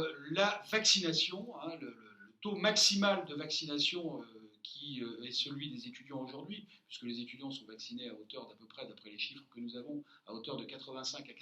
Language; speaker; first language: French; native; French